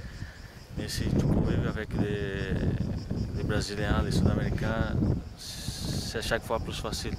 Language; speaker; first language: French; non-native, fluent; Portuguese